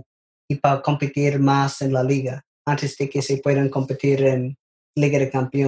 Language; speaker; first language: Spanish; non-native, learner; English